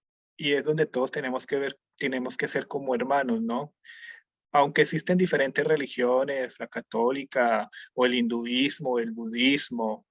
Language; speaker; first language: Spanish; native; Spanish